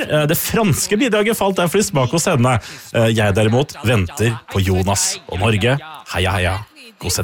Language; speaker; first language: Norwegian; native; Norwegian